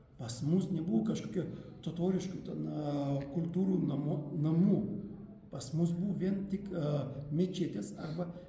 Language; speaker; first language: Lithuanian; non-native, local second language; Russian